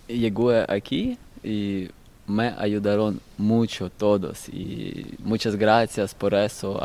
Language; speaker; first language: Spanish; non-native, learner; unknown